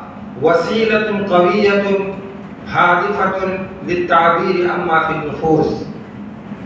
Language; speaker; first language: Arabic; non-native, fluent; Urdu